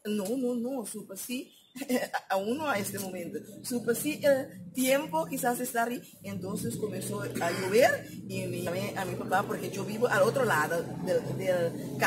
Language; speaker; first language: Spanish; non-native, learner; Papiamento